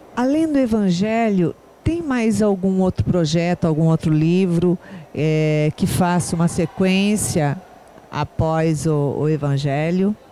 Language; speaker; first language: Portuguese; native; Portuguese